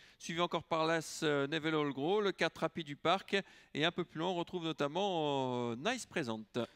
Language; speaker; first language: French; native; French